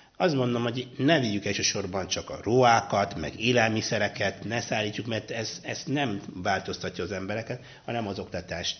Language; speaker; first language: Hungarian; non-native, fluent; Luba-Lulua